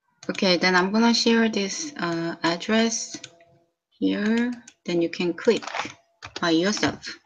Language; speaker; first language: English; non-native, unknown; Korean